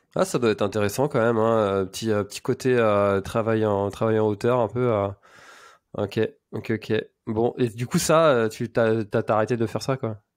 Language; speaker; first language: French; native; French